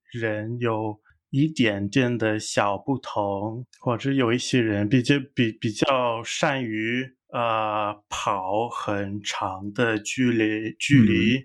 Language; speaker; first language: Chinese; non-native, fluent; English